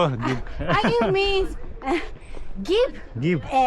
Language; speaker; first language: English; non-native, learner; Japanese